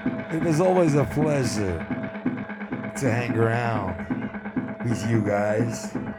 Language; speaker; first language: English; non-native, fluent; Turkish